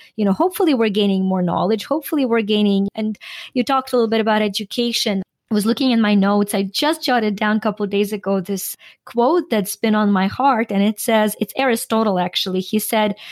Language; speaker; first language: English; non-native, fluent; Ukrainian